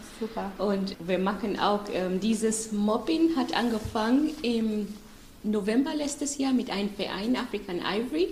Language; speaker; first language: German; non-native, fluent; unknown